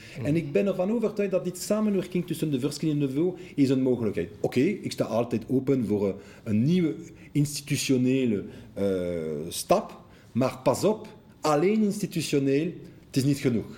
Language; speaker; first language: Dutch; non-native, local second language; French